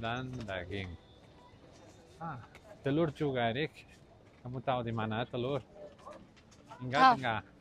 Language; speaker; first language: Indonesian; non-native, learner; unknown